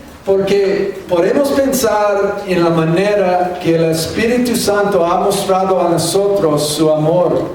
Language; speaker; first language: Spanish; non-native, fluent; English